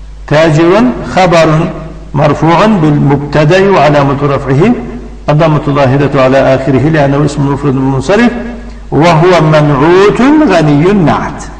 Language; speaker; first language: Arabic; non-native, fluent; Tajik